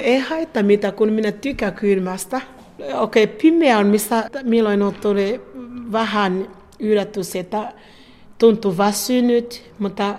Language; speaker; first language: Finnish; non-native, learner; Kinyarwanda